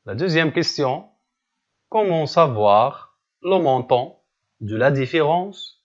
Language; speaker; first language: French; non-native, local second language; Arabic